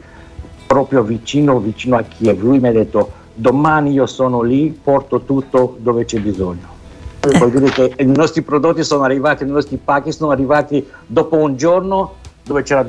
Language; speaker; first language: Italian; non-native, fluent; Romanian